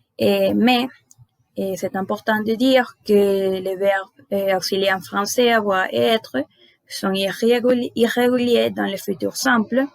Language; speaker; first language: French; non-native, learner; Spanish